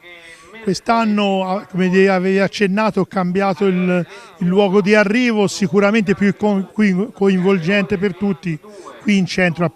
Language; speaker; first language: Italian; native; Italian